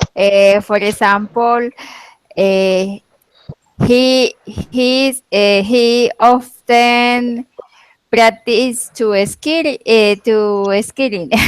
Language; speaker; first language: English; non-native, learner; Spanish